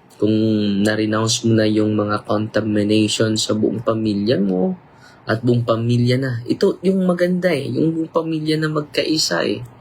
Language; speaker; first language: Filipino; non-native, local second language; Cebuano